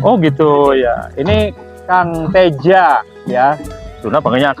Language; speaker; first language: Indonesian; native; Indonesian